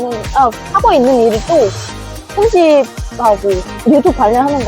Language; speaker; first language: Korean; non-native, fluent; Vietnamese